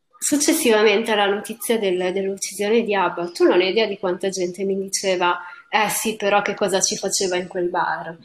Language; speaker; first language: Italian; early bilingual, other home language; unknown